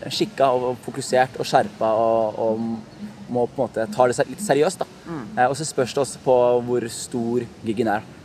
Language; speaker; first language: Norwegian; early bilingual, other home language; Somali